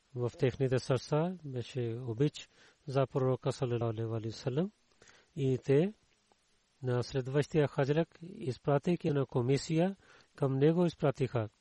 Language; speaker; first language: Bulgarian; non-native, learner; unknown